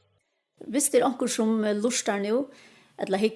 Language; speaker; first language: Danish; non-native, local second language; Faroese